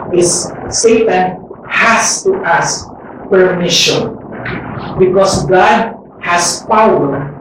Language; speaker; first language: English; non-native, local second language; Filipino